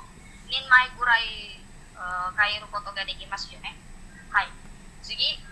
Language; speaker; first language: Japanese; non-native, learner; Indonesian